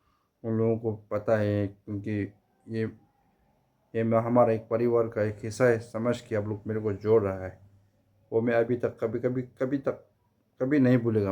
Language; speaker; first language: Hindi; non-native, fluent; Tibetan